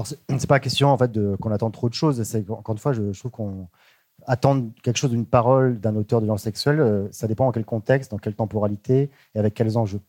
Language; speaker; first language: French; native; French